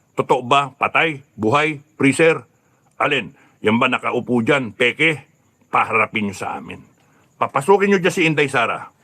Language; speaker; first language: Filipino; native; Filipino